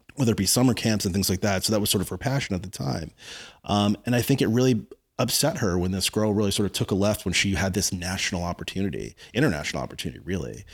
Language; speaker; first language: English; native; English